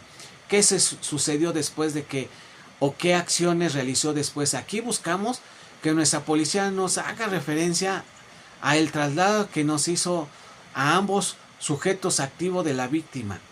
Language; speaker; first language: Spanish; native; Spanish